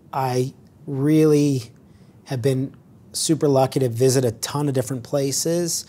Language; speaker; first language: English; native; English